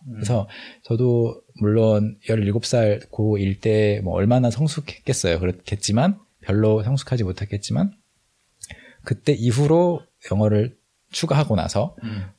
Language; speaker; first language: Korean; native; Korean